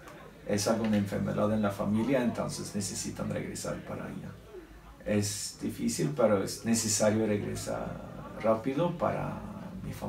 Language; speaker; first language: Spanish; non-native, learner; Norwegian